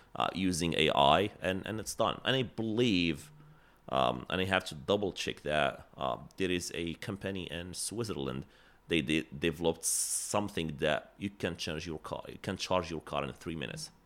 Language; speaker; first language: English; non-native, fluent; Arabic